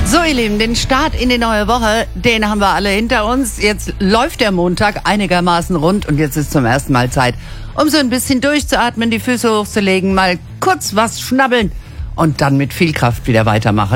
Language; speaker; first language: German; native; German